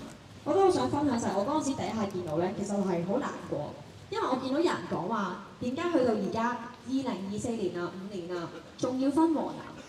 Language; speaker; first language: Cantonese; native; Cantonese